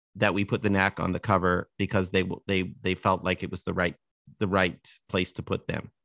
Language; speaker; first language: English; native; English